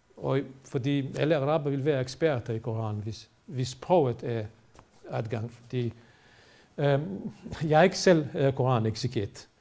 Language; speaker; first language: Danish; non-native, fluent; Bosnian